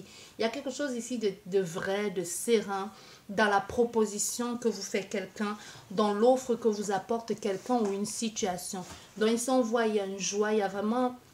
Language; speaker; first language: French; native; French